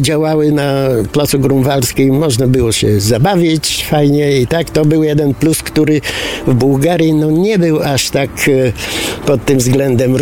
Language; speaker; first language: Polish; non-native, fluent; Bulgarian